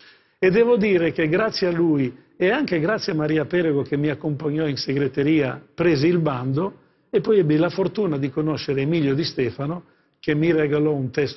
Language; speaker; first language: Italian; native; Italian